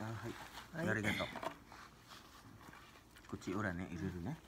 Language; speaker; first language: Japanese; non-native, learner; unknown